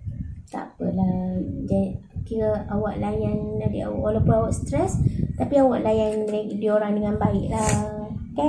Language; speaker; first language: Malay; native; Malay